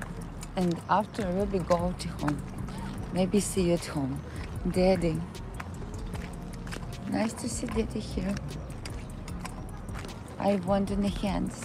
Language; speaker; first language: English; non-native, learner; Russian